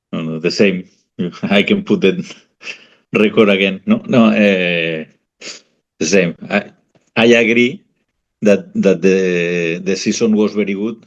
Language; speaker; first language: English; non-native, fluent; Spanish